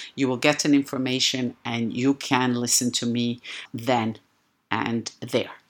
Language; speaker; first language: English; non-native, fluent; Serbian